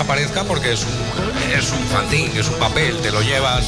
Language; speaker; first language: Spanish; native; Spanish